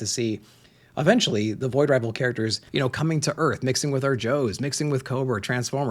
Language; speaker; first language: English; native; English